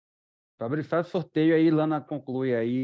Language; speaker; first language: Portuguese; native; Portuguese